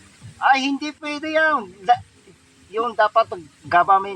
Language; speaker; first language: Filipino; non-native, learner; Japanese